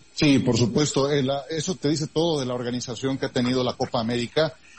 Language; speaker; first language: Spanish; native; Spanish